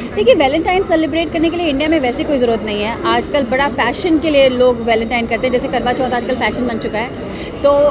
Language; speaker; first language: Hindi; native; Hindi